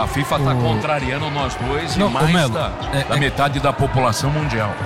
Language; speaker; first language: Portuguese; native; Portuguese